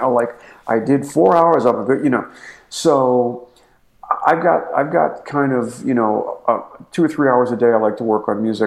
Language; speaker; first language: English; native; English